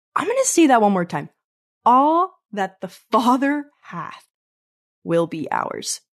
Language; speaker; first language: English; early bilingual, other home language; Spanish